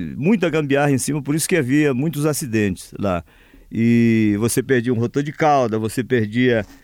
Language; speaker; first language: Portuguese; native; Portuguese